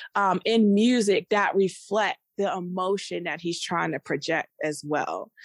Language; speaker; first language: English; native; English